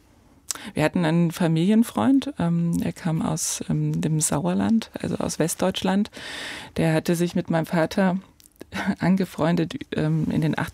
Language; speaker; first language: German; native; German